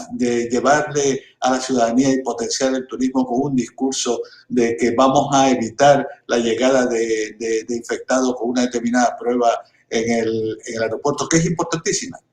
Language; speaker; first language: Spanish; native; Spanish